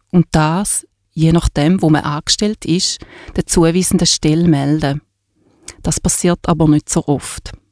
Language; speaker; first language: German; native; German